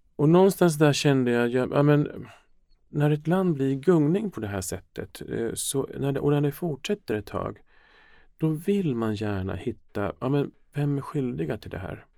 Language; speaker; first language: Swedish; early bilingual, other home language; Finnish